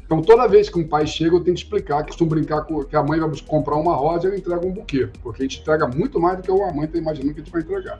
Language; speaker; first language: Portuguese; native; Portuguese